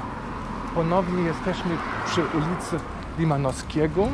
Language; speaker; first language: Polish; non-native, fluent; German